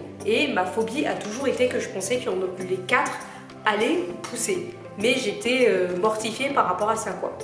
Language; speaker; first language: French; native; French